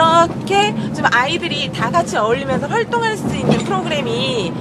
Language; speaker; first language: Korean; native; Korean